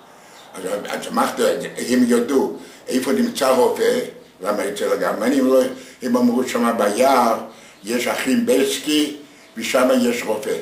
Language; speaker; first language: Hebrew; non-native, fluent; Yiddish